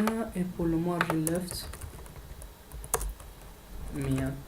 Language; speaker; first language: French; non-native, fluent; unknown